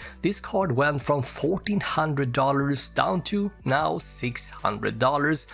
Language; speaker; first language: English; native; English